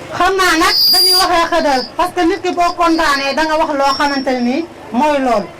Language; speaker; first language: Wolof; native; Wolof